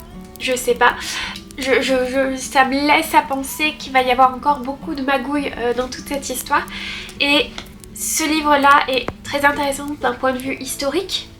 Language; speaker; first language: French; native; French